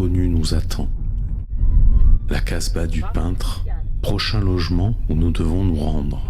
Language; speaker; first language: French; native; French